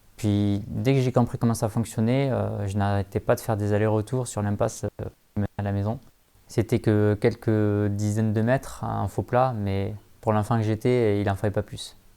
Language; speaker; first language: French; native; French